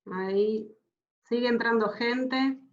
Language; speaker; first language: Spanish; native; Spanish